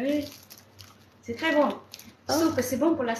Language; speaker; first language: French; non-native, learner; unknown